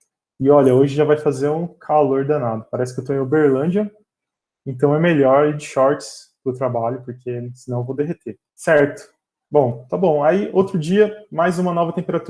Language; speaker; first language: Portuguese; native; Portuguese